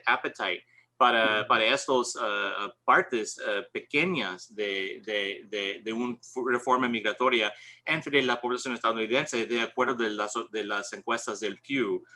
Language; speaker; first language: Spanish; non-native, learner; English